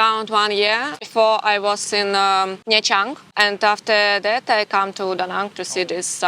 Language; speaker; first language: English; non-native, learner; Ukrainian